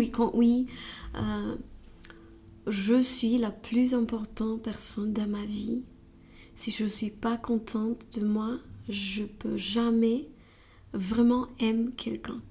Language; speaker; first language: French; non-native, learner; Romanian